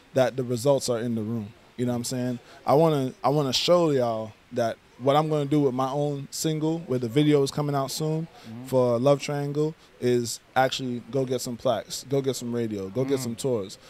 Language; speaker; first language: English; native; English